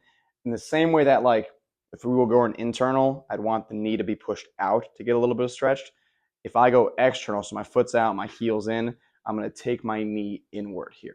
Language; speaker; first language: English; native; English